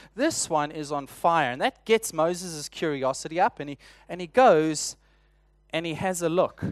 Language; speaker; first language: English; native; English